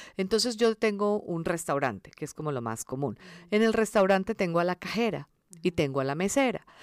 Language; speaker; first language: Spanish; early bilingual, other home language; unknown